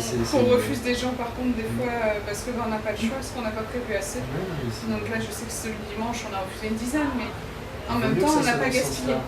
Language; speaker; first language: French; native; French